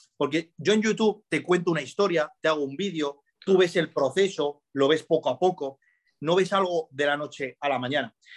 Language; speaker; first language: Spanish; early bilingual, other home language; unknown